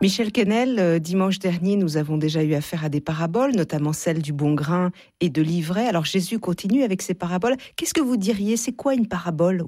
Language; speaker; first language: French; native; French